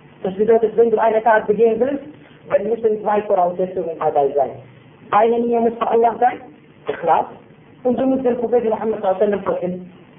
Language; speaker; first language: German; non-native, fluent; Turkish